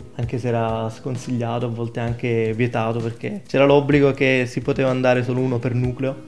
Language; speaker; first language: Italian; native; Italian